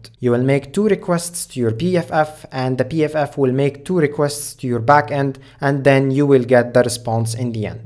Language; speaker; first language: English; non-native, fluent; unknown